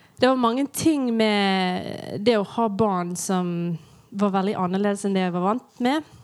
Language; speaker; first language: Norwegian; non-native, fluent; English